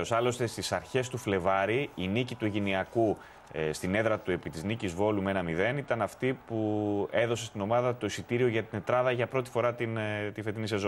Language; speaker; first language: Greek; native; Greek